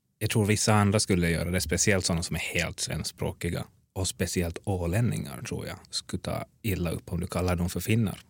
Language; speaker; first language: Swedish; native; Swedish